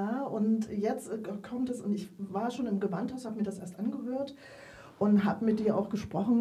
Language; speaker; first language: German; native; German